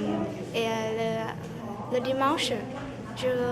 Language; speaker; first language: French; non-native, learner; Vietnamese